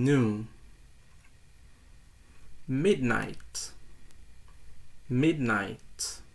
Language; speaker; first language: English; non-native, fluent; Portuguese